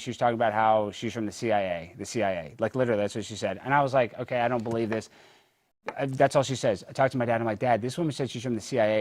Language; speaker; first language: English; native; English